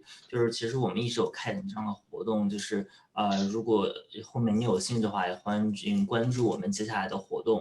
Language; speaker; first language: Chinese; native; Chinese